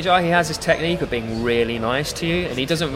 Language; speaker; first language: English; native; English